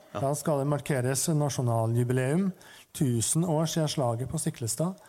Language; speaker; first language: Norwegian; native; Norwegian